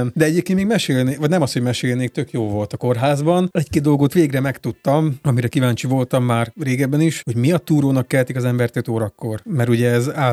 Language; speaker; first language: Hungarian; native; Hungarian